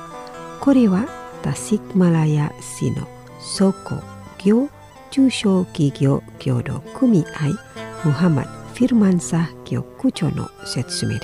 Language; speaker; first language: Japanese; non-native, learner; Indonesian